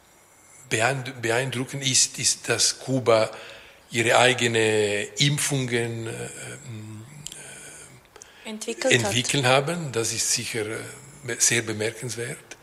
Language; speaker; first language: German; non-native, local second language; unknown